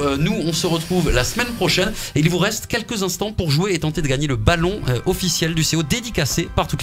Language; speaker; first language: French; native; French